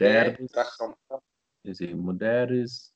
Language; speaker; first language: Arabic; non-native, learner; English